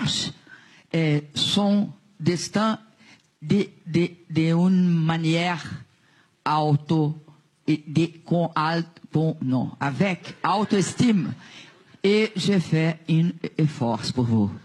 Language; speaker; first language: French; non-native, learner; Portuguese